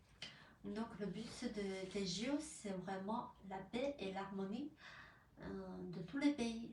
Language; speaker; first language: French; non-native, fluent; Chinese